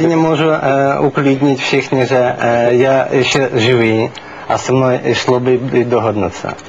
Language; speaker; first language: Czech; non-native, learner; Russian